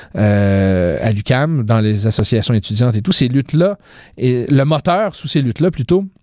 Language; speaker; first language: French; native; French